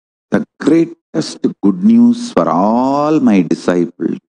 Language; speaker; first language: English; non-native, local second language; Tamil